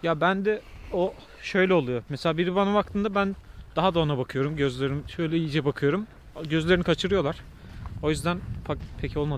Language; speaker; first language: Turkish; native; Turkish